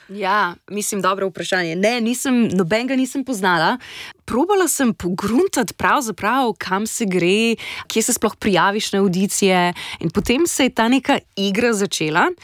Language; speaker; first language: Slovenian; native; Slovenian